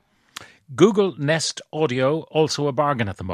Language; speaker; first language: English; native; English